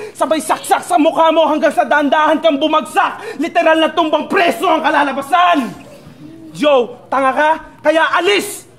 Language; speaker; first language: Filipino; non-native, local second language; Cebuano